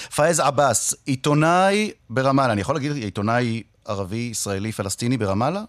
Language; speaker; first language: Hebrew; native; Hebrew